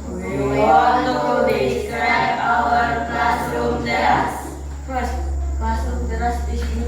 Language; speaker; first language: English; non-native, learner; Indonesian